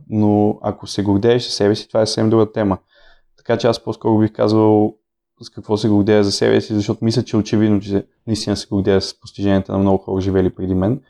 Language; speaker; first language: Bulgarian; native; Bulgarian